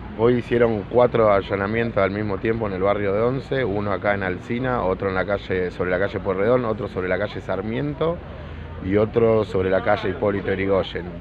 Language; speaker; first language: Spanish; native; Spanish